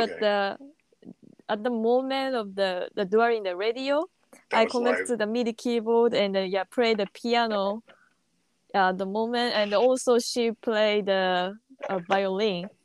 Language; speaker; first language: English; non-native, learner; Japanese